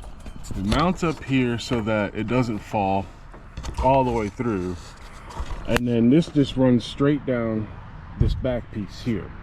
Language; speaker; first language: English; native; English